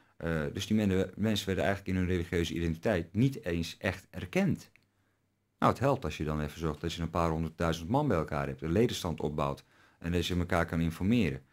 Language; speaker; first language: Dutch; early bilingual, other home language; Turkish